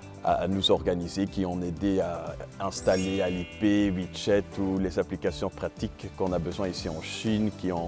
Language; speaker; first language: French; non-native, fluent; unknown